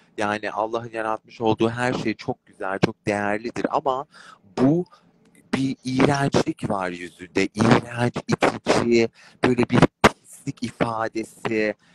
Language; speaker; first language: Turkish; native; Turkish